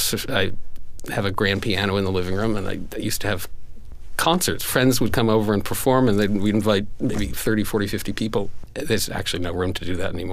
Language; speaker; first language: English; native; English